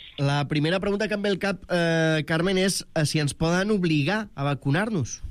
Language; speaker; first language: Catalan; native; Catalan